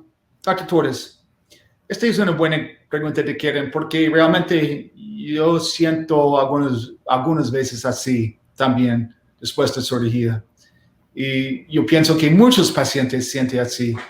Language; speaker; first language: Spanish; non-native, learner; English